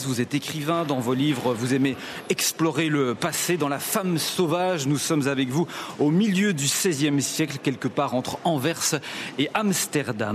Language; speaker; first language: French; native; French